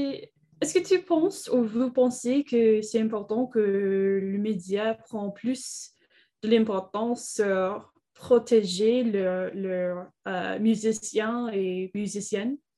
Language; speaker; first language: French; non-native, learner; English